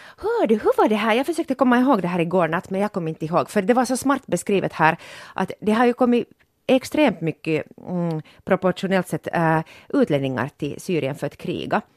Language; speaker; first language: Swedish; non-native, local second language; Finnish